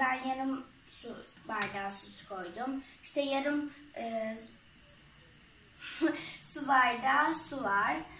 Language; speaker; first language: Turkish; native; Turkish